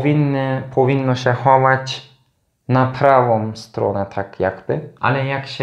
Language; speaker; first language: Polish; non-native, learner; Turkish